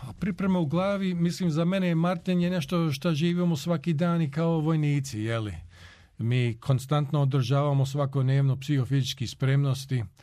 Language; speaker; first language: Croatian; early bilingual, heritage; Croatian